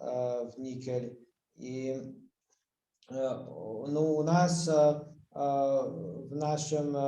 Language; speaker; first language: Russian; non-native, fluent; Hungarian